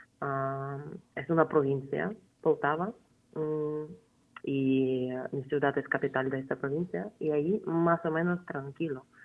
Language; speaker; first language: Spanish; non-native, fluent; Ukrainian